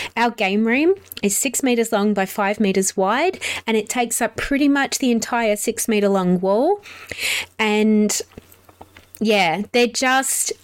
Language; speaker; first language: English; native; English